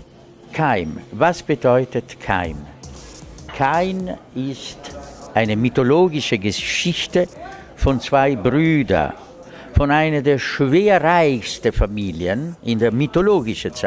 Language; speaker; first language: German; non-native, fluent; Italian